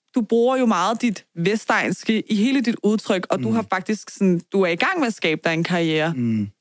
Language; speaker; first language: Danish; early bilingual, other home language; Persian